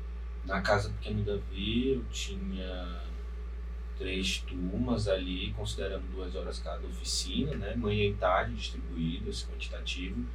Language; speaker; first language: Portuguese; native; Portuguese